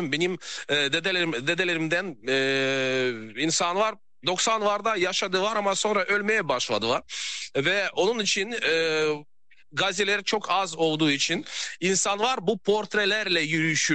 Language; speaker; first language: Turkish; non-native, learner; Russian